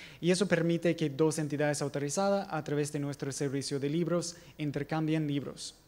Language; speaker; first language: Spanish; non-native, fluent; English